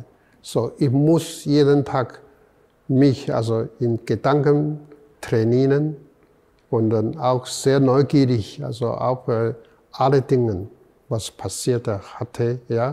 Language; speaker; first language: German; non-native, fluent; Chinese